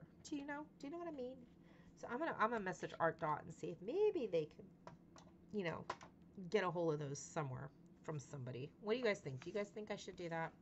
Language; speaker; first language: English; native; English